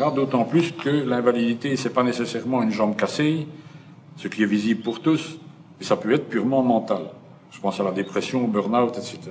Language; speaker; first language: French; native; French